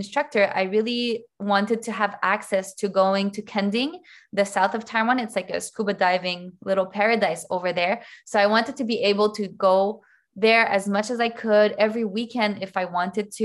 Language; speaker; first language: English; non-native, fluent; French